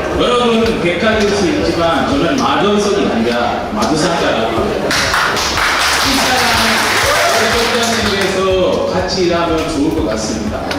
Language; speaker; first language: Korean; non-native, learner; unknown